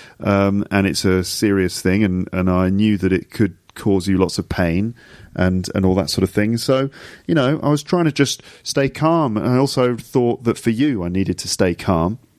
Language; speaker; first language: English; native; English